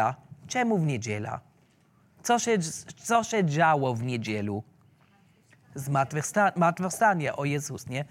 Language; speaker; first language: Polish; non-native, learner; German